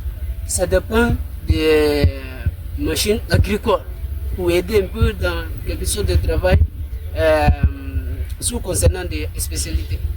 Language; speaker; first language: French; non-native, learner; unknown